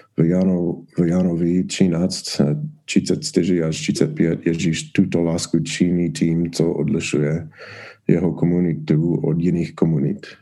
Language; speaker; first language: Czech; non-native, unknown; English